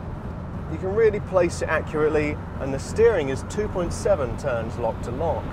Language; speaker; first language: English; native; English